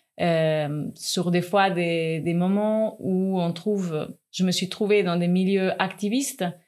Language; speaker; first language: French; non-native, fluent; Spanish